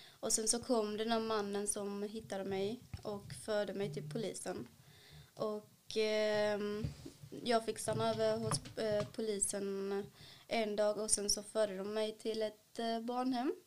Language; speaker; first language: Swedish; early bilingual, other home language; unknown